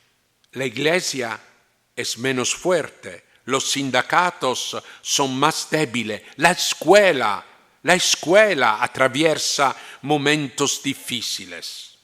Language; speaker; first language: Spanish; non-native, fluent; Italian